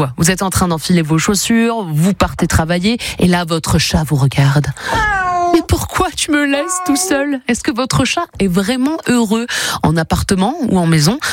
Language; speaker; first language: French; native; French